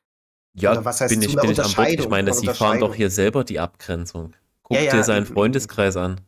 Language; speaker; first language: German; native; German